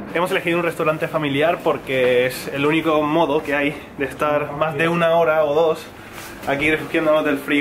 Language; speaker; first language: Spanish; native; Spanish